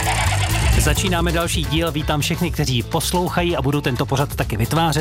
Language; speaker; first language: Czech; native; Czech